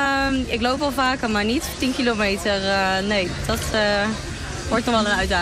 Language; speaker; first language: Dutch; native; Dutch